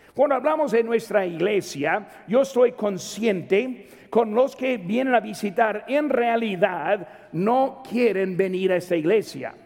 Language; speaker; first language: Spanish; native; Spanish